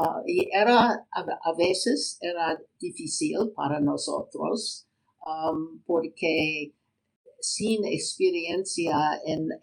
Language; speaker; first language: Spanish; non-native, learner; English